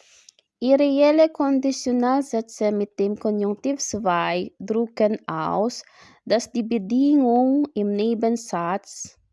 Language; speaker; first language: German; non-native, learner; Filipino